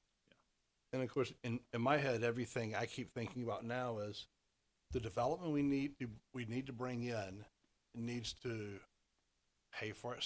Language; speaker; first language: English; native; English